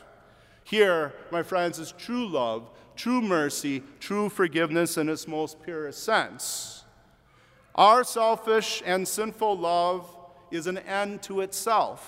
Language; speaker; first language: English; native; English